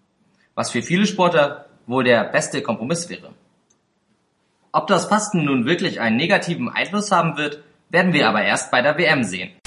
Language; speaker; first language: German; native; German